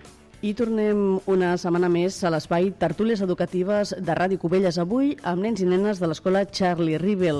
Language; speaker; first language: Catalan; native; Catalan